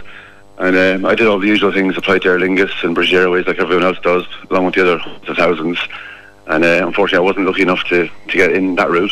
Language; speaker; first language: English; native; English